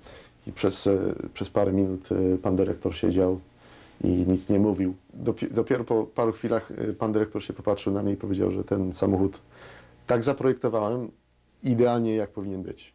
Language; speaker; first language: Polish; early bilingual, heritage; Polish